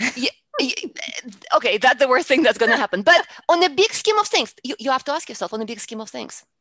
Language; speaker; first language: English; non-native, fluent; Russian